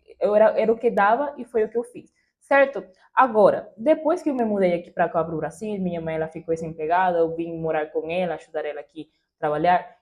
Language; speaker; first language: Portuguese; non-native, fluent; Spanish